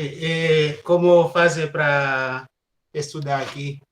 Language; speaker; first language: Portuguese; non-native, learner; Haitian Creole